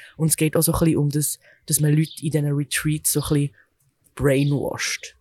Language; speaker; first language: German; early bilingual, other home language; Serbian